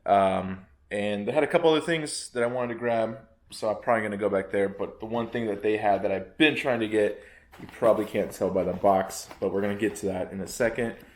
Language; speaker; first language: English; native; English